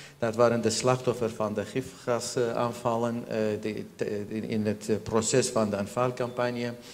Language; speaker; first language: Dutch; non-native, fluent; Central Kurdish